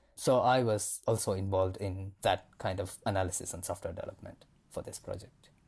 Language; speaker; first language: English; non-native, local second language; Tamil